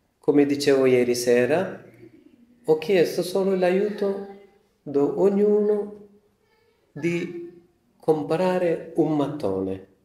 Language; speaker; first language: Italian; non-native, fluent; Malayalam